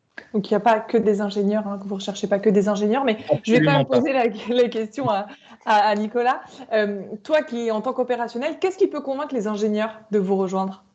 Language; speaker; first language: French; native; French